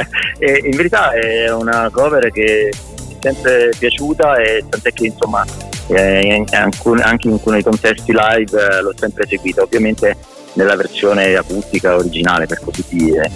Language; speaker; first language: Italian; native; Italian